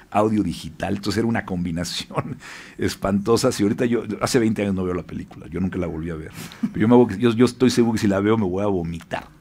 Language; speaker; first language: Spanish; native; Spanish